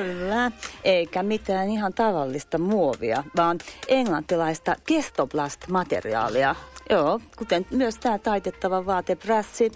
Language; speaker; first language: Finnish; native; Finnish